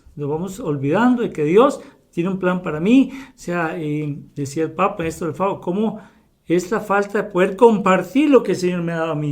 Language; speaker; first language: Spanish; native; Spanish